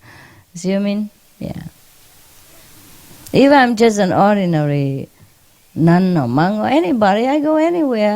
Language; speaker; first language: English; non-native, fluent; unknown